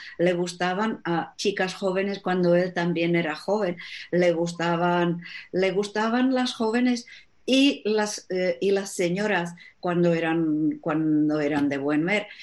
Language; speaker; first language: Spanish; non-native, fluent; Czech